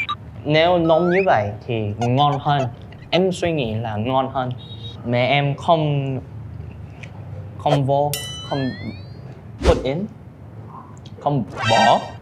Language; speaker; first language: Vietnamese; non-native, learner; Korean